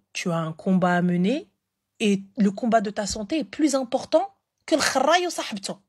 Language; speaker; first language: French; early bilingual, other home language; Arabic